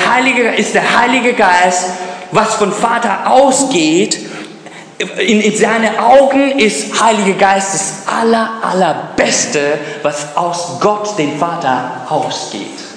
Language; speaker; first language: German; early bilingual, other home language; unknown